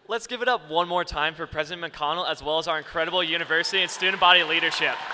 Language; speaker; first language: English; native; English